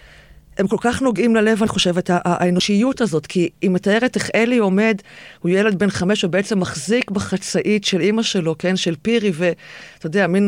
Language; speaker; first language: Hebrew; native; Hebrew